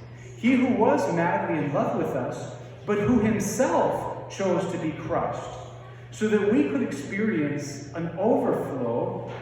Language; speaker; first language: English; native; English